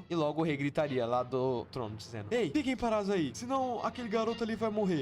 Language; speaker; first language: Portuguese; native; Portuguese